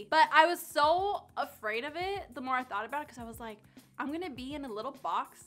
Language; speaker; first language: English; native; English